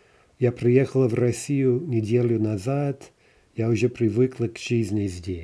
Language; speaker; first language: Russian; non-native, fluent; English